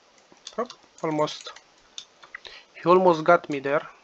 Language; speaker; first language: English; non-native, fluent; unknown